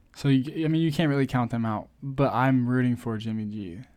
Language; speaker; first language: English; native; English